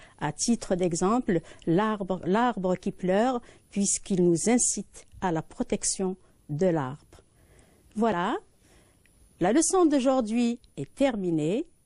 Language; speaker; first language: French; non-native, local second language; Arabic